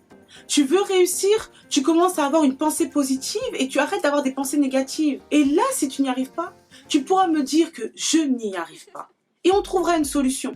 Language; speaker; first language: French; native; French